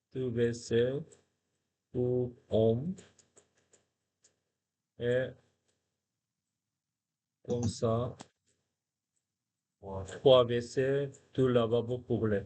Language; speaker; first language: French; non-native, fluent; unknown